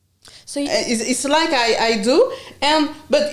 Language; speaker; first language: English; non-native, learner; French